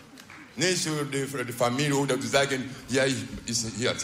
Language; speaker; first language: Dutch; non-native, learner; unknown